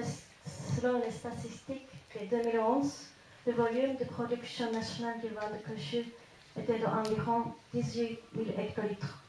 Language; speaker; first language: French; non-native, fluent; Japanese